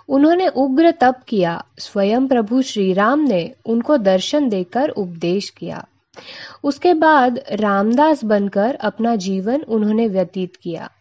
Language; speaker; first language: Hindi; non-native, local second language; Marathi